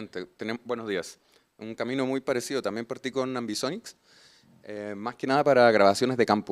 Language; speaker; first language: Spanish; native; Spanish